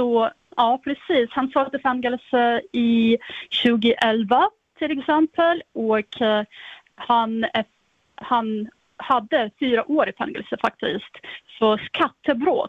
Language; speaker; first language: Swedish; non-native, fluent; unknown